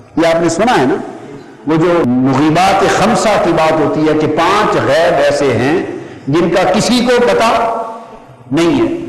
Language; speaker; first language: Urdu; non-native, local second language; Punjabi